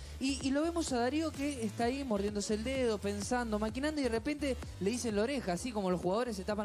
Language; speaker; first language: Spanish; native; Spanish